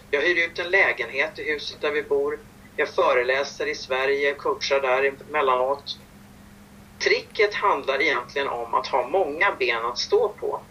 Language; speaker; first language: Swedish; native; Swedish